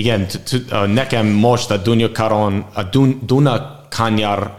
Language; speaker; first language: Hungarian; non-native, learner; English